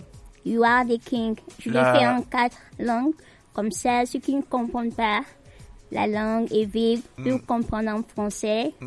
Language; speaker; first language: French; non-native, local second language; Yoruba